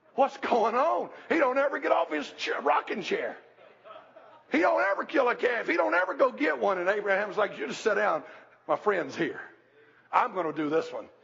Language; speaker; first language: English; native; English